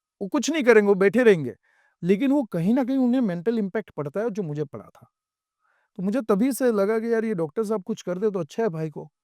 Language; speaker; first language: Hindi; non-native, local second language; Gujarati